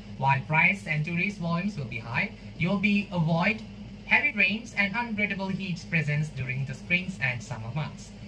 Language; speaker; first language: English; non-native, local second language; Tamil